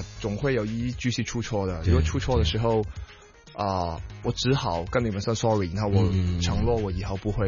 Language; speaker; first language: Chinese; non-native, fluent; Cantonese